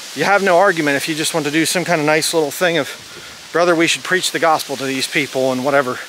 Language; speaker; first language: English; native; English